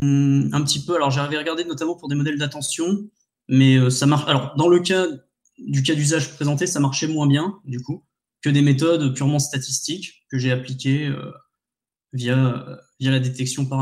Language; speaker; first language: French; native; French